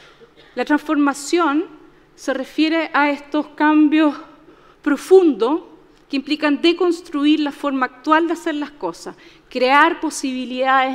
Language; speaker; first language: Spanish; native; Spanish